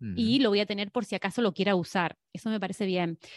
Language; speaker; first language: Spanish; native; Spanish